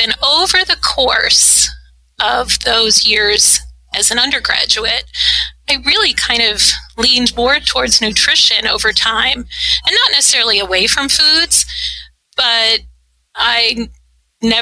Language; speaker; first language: English; native; English